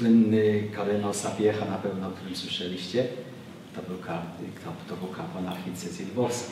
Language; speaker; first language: Polish; native; Polish